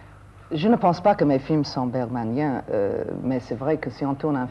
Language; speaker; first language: French; non-native, fluent; English